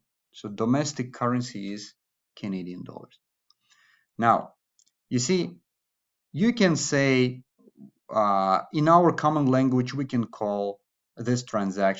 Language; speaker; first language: English; non-native, fluent; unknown